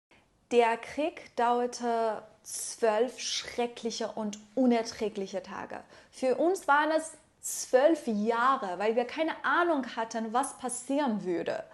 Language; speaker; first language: German; non-native, fluent; Persian